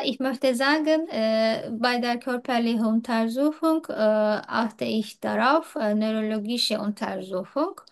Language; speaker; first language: German; non-native, learner; Turkish